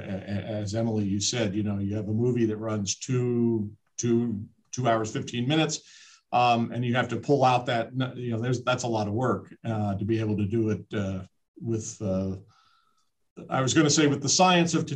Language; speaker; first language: English; native; English